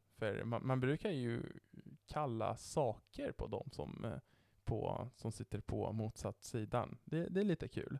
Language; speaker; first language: Swedish; non-native, fluent; Italian